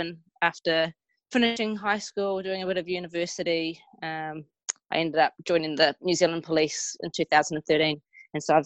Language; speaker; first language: English; native; English